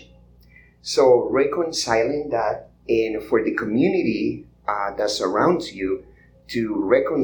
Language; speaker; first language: English; non-native, fluent; Spanish